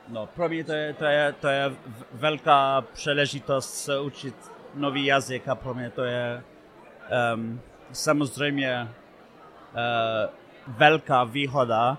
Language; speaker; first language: Czech; non-native, fluent; English